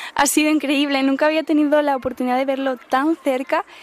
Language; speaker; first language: Spanish; native; Spanish